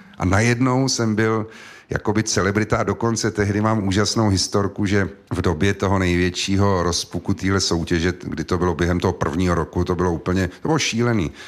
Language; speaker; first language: Czech; native; Czech